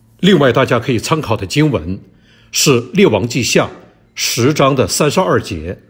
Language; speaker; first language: Chinese; native; Chinese